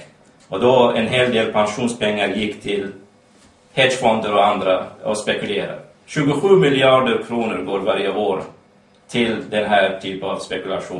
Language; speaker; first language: Swedish; non-native, fluent; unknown